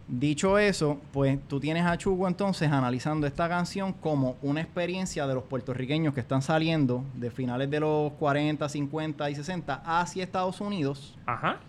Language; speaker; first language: Spanish; native; Spanish